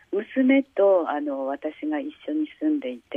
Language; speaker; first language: Japanese; native; Japanese